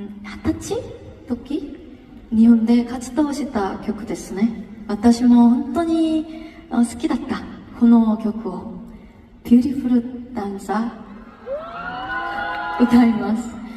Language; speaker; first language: Japanese; non-native, learner; Korean